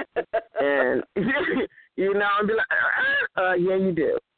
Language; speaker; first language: English; native; English